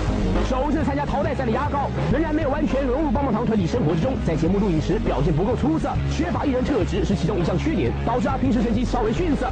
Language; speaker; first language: Chinese; native; Chinese